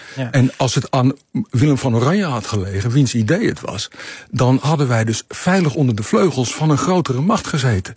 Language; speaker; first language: Dutch; native; Dutch